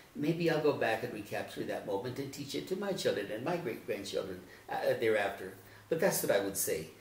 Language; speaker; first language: English; native; English